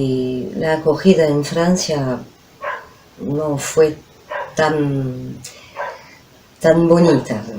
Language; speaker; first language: Spanish; non-native, fluent; French